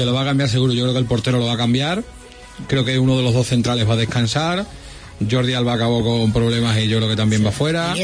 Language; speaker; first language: Spanish; native; Spanish